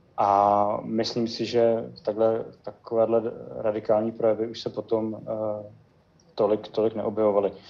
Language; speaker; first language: Czech; native; Czech